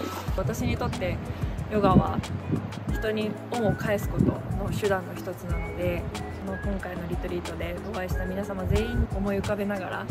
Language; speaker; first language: Japanese; native; Japanese